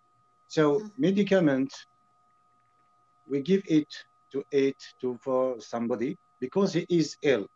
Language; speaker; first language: English; non-native, learner; French